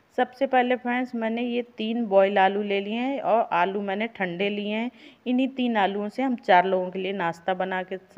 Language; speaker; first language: Hindi; native; Hindi